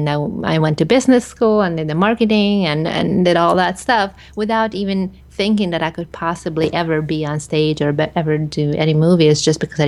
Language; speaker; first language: English; early bilingual, other home language; Hungarian